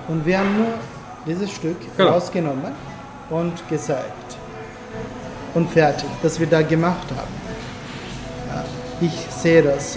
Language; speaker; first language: German; non-native, learner; Turkish